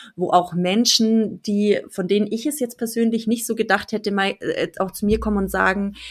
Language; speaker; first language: German; native; German